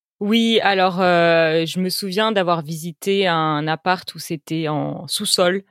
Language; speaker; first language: French; native; French